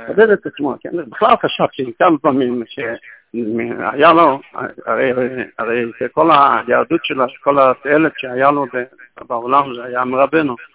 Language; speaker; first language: Hebrew; non-native, local second language; Yiddish